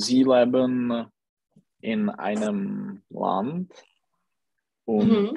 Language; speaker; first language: German; non-native, learner; Czech